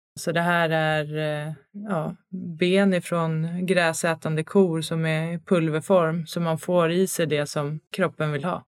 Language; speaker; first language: Swedish; native; Swedish